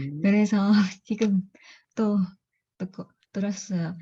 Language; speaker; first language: Korean; non-native, learner; Vietnamese